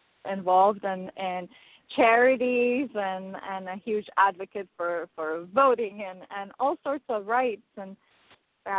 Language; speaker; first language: English; non-native, fluent; Persian